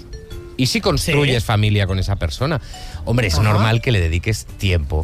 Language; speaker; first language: Spanish; native; Spanish